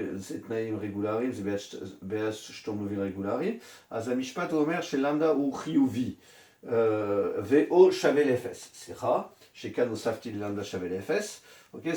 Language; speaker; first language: Hebrew; non-native, fluent; French